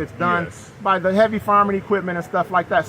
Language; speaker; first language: English; native; English